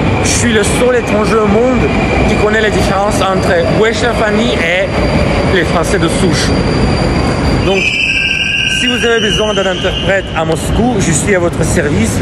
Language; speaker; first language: French; non-native, fluent; Russian